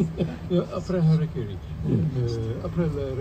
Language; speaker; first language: French; non-native, fluent; Dutch